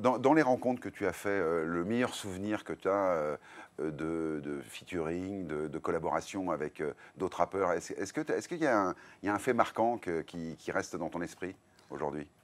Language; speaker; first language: French; native; French